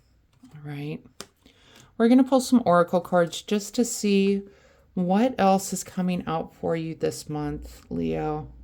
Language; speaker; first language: English; native; English